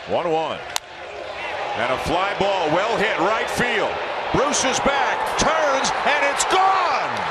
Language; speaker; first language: English; native; English